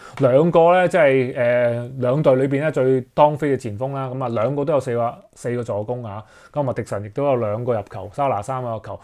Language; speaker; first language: Chinese; native; Chinese